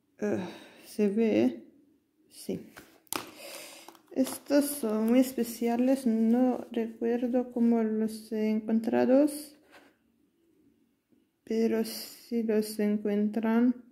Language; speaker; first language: Spanish; non-native, learner; Italian